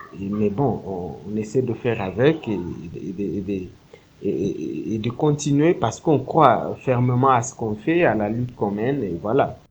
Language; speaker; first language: French; non-native, local second language; Swahili